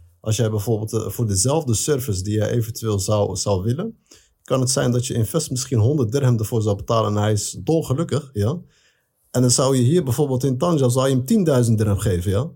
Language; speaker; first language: Dutch; early bilingual, other home language; Arabic